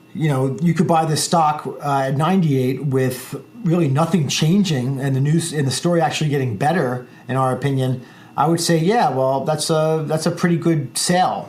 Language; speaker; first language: English; native; English